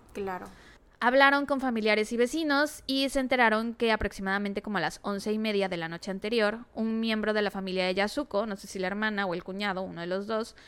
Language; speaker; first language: Spanish; native; Spanish